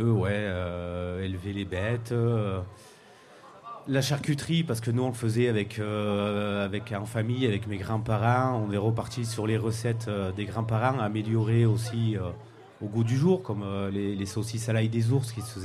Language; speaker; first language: French; native; French